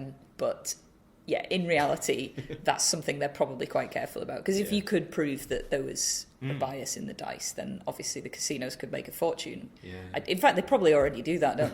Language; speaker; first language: English; native; English